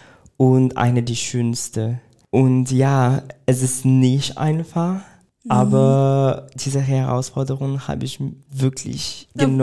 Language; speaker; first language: German; non-native, fluent; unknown